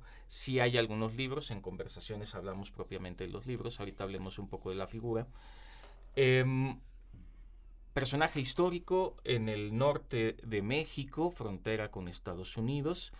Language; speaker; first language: Spanish; native; Spanish